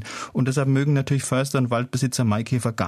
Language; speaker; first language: German; native; German